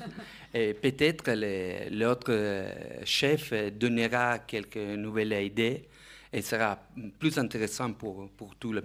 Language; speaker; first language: French; non-native, fluent; Italian